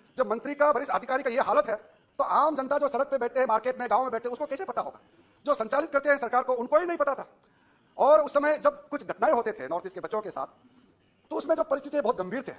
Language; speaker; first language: Hindi; non-native, local second language; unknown